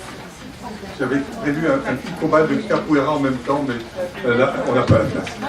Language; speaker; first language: French; native; French